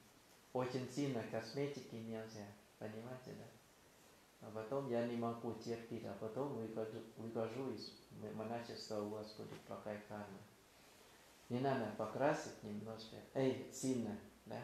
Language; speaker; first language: Russian; non-native, learner; Thai